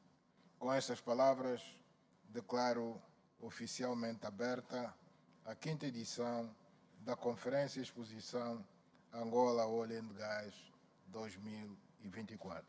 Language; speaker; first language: Portuguese; native; Portuguese